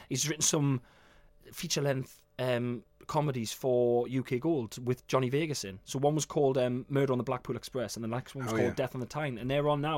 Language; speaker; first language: English; native; English